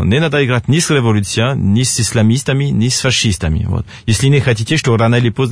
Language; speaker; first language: Russian; non-native, fluent; French